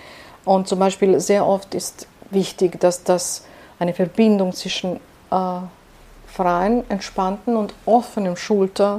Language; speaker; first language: German; non-native, fluent; Serbian